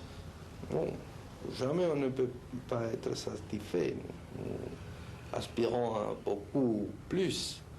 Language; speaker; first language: French; non-native, fluent; Spanish